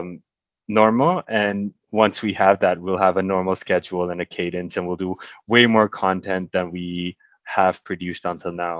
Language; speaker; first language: English; non-native, local second language; Hindi